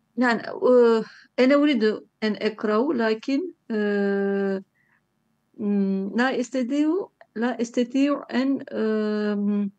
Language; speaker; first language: Arabic; non-native, learner; Turkish